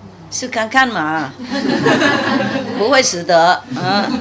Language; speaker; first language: Chinese; non-native, fluent; Vietnamese